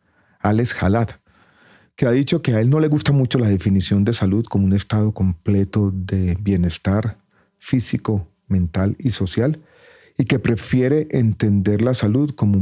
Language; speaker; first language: Spanish; native; Spanish